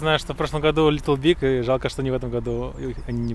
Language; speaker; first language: Russian; native; Russian